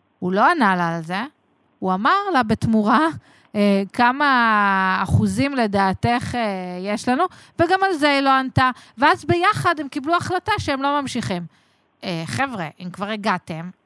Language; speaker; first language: Hebrew; native; Hebrew